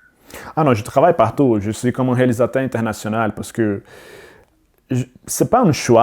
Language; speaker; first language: French; non-native, learner; Portuguese